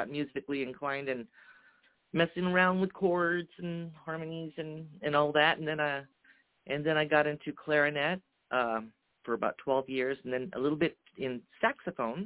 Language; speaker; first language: English; early bilingual, other home language; Japanese